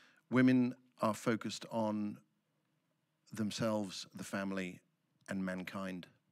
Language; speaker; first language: English; native; English